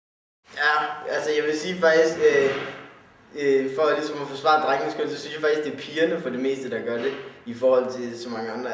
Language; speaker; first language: Danish; native; Danish